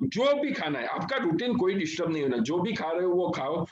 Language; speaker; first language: Hindi; non-native, local second language; Gujarati